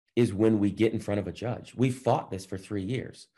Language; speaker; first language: English; native; English